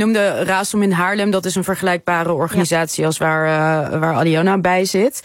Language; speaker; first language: Dutch; native; Dutch